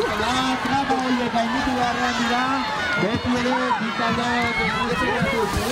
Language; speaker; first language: Basque; native; Basque